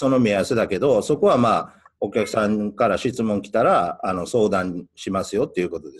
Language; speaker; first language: Japanese; native; Japanese